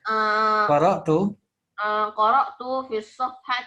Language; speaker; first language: Arabic; non-native, learner; Indonesian